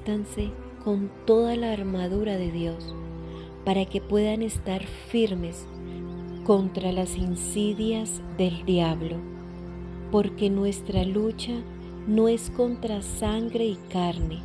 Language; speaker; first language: Spanish; native; Spanish